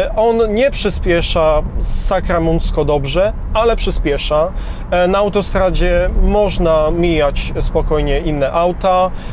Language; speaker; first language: Polish; early bilingual, heritage; Polish